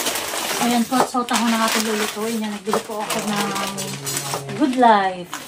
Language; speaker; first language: Filipino; native; Filipino